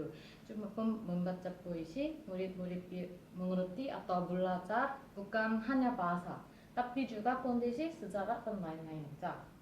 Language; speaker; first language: Indonesian; non-native, fluent; Korean